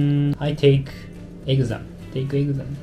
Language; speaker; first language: English; non-native, learner; Japanese